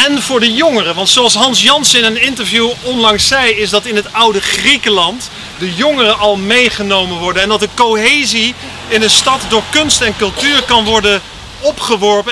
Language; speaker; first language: Dutch; native; Dutch